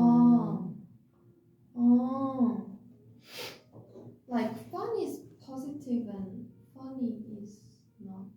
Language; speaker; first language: English; non-native, learner; Korean